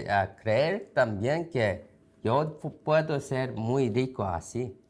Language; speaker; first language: Spanish; non-native, fluent; Korean